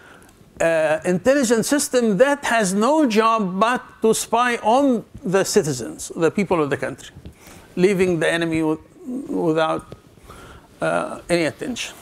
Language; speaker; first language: English; non-native, fluent; Arabic